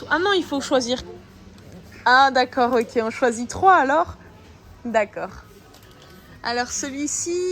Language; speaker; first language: French; native; French